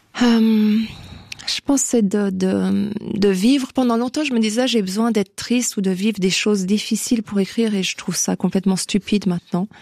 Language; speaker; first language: French; native; French